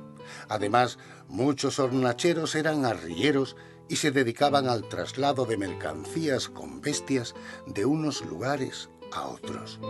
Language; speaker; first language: Spanish; native; Spanish